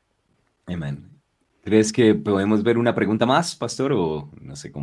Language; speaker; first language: Spanish; native; Spanish